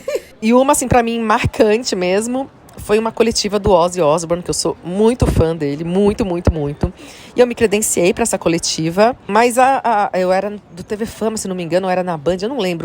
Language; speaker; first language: Portuguese; native; Portuguese